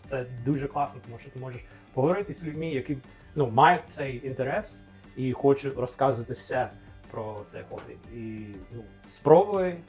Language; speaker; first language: Ukrainian; non-native, fluent; English